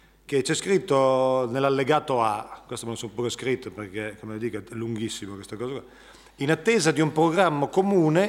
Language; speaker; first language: Italian; native; Italian